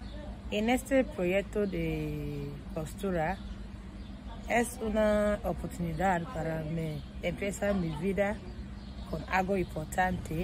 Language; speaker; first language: Spanish; non-native, learner; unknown